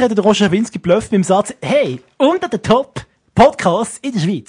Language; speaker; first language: German; native; German